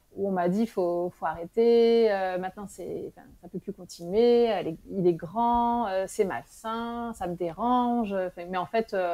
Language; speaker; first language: French; native; French